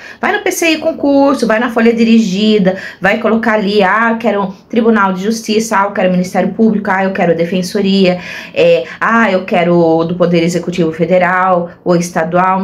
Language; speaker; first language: Portuguese; native; Portuguese